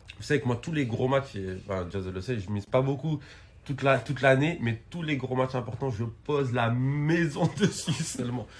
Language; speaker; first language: French; native; French